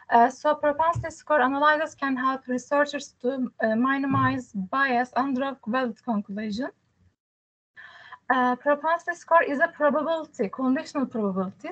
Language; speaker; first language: English; non-native, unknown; Turkish